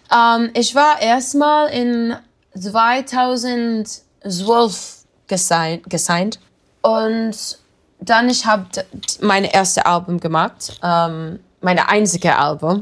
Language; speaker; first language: German; non-native, learner; English